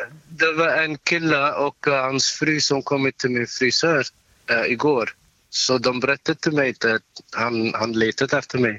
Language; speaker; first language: Swedish; non-native, fluent; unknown